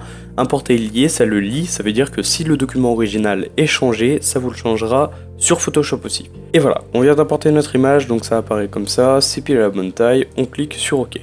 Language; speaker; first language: French; native; French